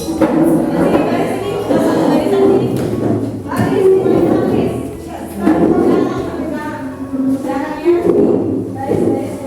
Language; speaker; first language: Indonesian; native; Indonesian